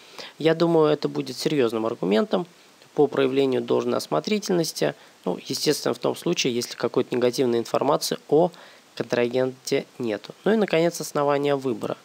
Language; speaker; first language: Russian; native; Russian